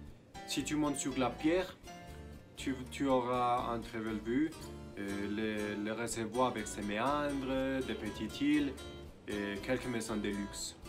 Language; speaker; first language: French; non-native, learner; Spanish